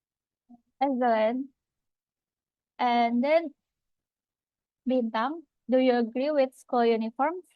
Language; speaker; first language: English; non-native, fluent; Indonesian